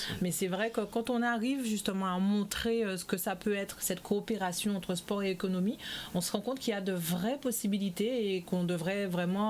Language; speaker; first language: French; native; French